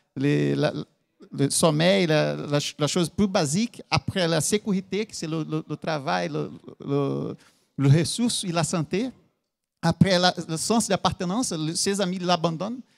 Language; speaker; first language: French; non-native, learner; Portuguese